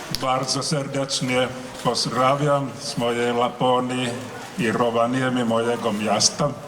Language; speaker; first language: Polish; non-native, learner; Finnish